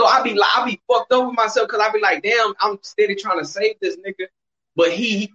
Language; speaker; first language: English; native; English